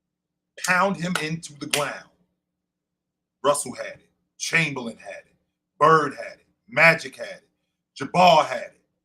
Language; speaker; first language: English; native; English